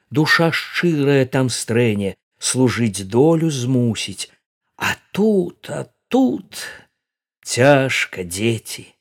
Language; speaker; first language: Belarusian; native; Belarusian